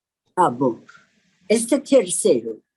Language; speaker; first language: Portuguese; non-native, learner; Persian